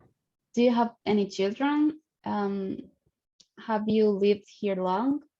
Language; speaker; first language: English; non-native, learner; Spanish